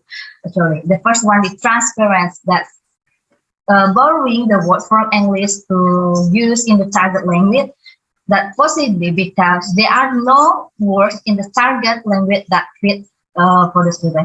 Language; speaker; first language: English; non-native, learner; Indonesian